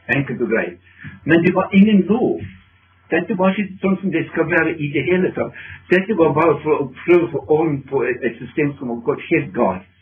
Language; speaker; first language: Norwegian; non-native, fluent; English